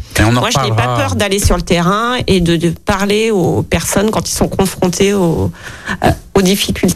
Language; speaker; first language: French; native; French